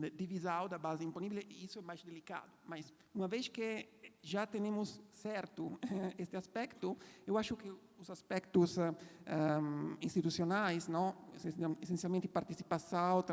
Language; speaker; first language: Portuguese; non-native, fluent; Italian